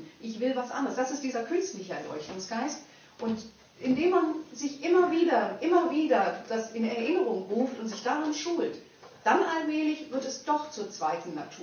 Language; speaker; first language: German; native; German